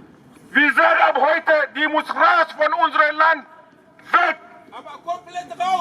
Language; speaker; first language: German; non-native, learner; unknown